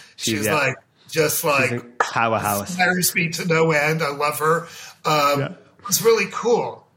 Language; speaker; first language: English; native; English